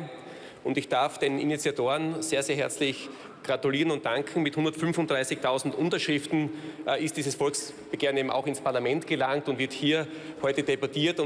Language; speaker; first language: German; native; German